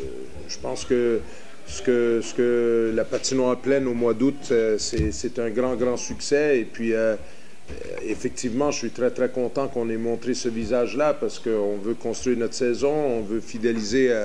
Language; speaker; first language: French; native; French